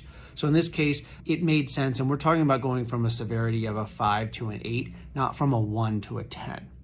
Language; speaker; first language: English; native; English